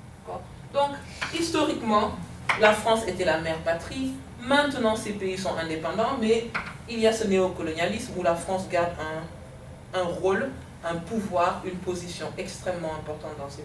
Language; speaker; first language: French; non-native, fluent; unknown